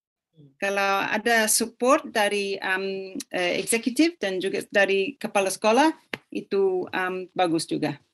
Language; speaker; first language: Indonesian; non-native, fluent; English